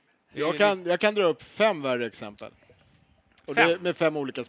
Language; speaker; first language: Swedish; native; Swedish